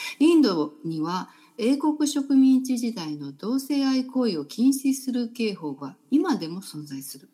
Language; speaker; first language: Japanese; native; Japanese